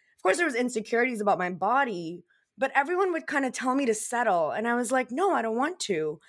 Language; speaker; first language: English; early bilingual, other home language; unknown